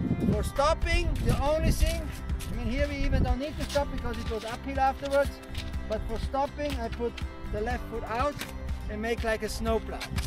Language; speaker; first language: English; non-native, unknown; German